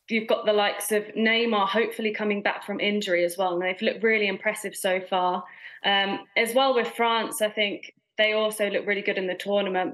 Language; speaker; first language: English; native; English